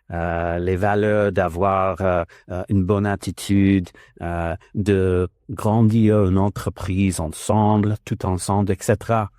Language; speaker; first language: French; non-native, learner; English